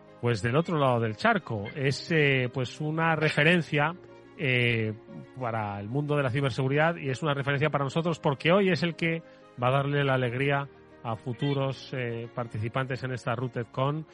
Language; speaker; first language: Spanish; native; Spanish